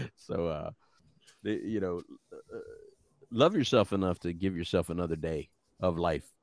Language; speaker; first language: English; native; English